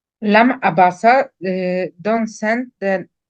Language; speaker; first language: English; non-native, learner; Indonesian